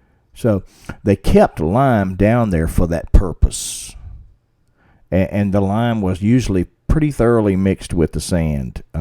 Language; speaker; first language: English; native; English